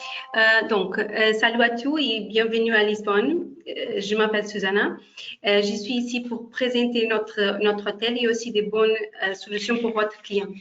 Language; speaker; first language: French; non-native, fluent; Portuguese